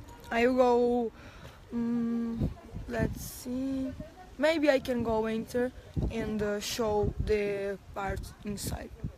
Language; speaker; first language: English; non-native, learner; Portuguese